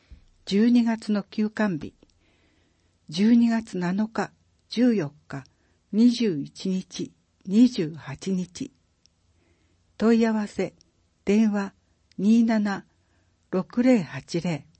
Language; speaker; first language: Japanese; native; Japanese